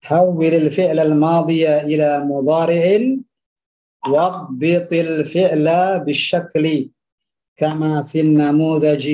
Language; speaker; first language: Arabic; non-native, fluent; Indonesian